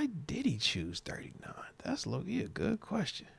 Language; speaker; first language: English; native; English